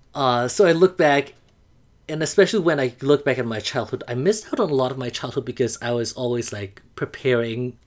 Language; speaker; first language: English; non-native, fluent; Burmese